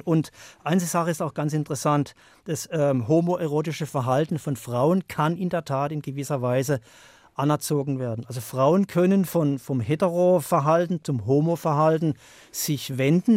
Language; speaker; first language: German; native; German